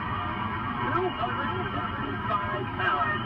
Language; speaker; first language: English; native; English